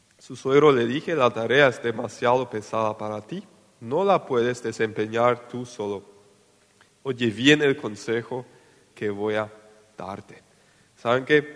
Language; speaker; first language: Spanish; non-native, local second language; Plautdietsch